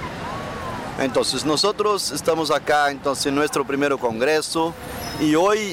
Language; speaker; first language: Spanish; non-native, learner; Portuguese